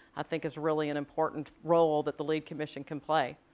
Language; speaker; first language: English; native; English